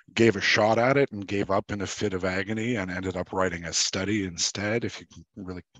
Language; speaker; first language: English; native; English